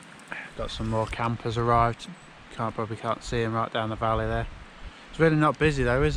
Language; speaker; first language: English; native; English